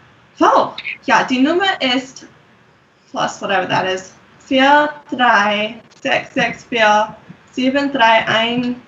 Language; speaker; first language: German; non-native, learner; English